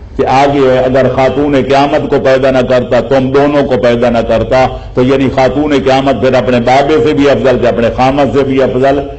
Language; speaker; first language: Urdu; non-native, local second language; Punjabi